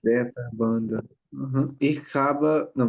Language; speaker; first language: German; non-native, learner; Portuguese